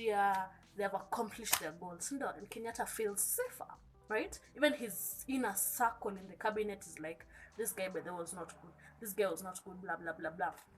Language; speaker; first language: English; non-native, local second language; Kikuyu